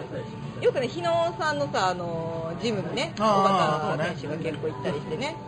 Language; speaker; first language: Japanese; native; Japanese